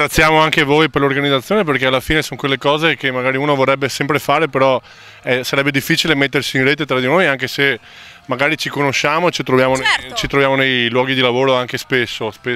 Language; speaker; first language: Italian; native; Italian